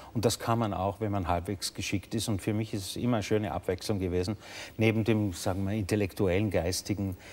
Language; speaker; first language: German; native; German